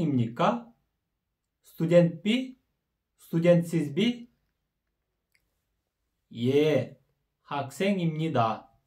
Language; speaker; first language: Korean; non-native, learner; Kyrgyz